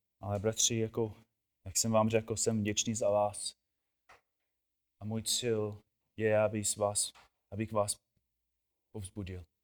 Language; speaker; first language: Czech; non-native, fluent; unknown